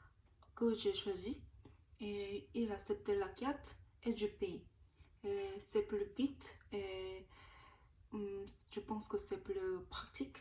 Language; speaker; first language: French; non-native, learner; Korean